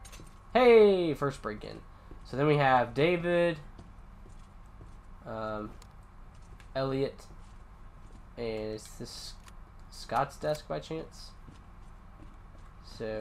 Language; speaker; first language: English; native; English